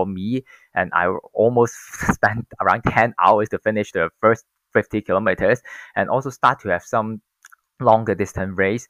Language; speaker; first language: English; non-native, local second language; Cantonese